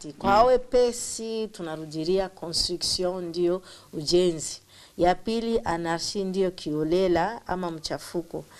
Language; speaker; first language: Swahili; native; Swahili